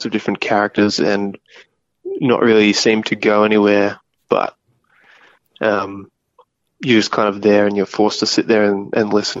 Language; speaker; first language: English; native; English